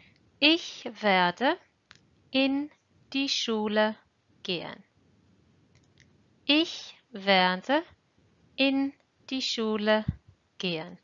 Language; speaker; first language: German; non-native, fluent; English